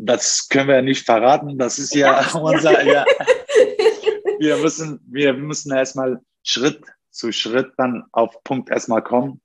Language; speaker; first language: German; non-native, learner; Turkish